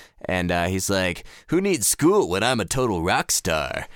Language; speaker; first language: English; native; English